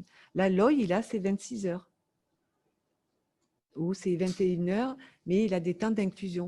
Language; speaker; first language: French; native; French